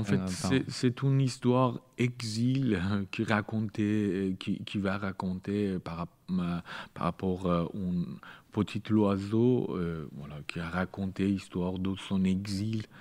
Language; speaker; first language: French; non-native, learner; Persian